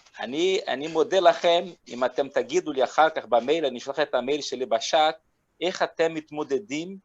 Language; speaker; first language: Hebrew; non-native, fluent; Portuguese